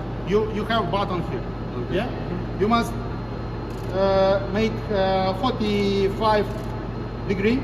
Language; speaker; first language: English; non-native, learner; Ukrainian